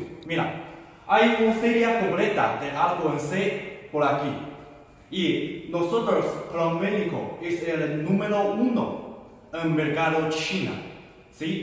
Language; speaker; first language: Spanish; non-native, learner; Chinese